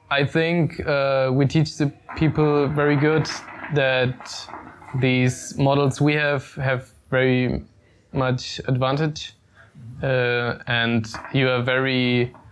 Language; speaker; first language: English; non-native, fluent; German